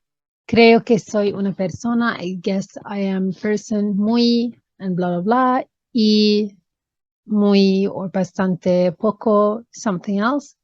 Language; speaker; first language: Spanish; non-native, fluent; English